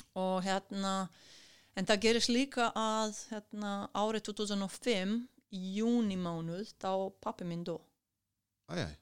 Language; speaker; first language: Icelandic; non-native, fluent; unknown